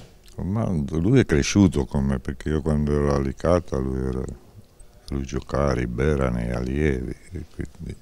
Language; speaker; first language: Italian; non-native, fluent; Czech